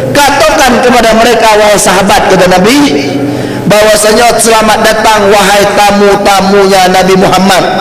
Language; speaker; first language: Malay; native; Malay